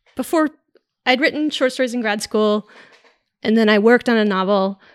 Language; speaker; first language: English; native; English